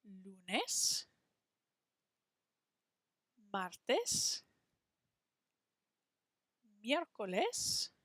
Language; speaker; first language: Spanish; non-native, fluent; English